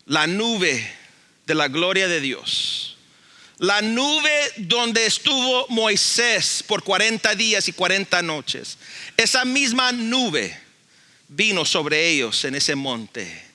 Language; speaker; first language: Spanish; early bilingual, heritage; Spanish